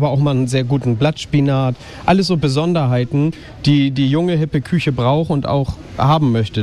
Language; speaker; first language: German; native; German